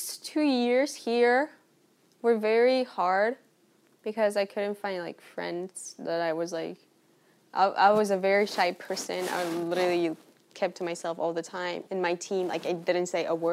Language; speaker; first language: English; non-native, fluent; Spanish